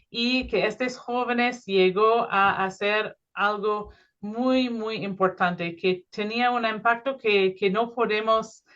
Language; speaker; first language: Spanish; non-native, fluent; English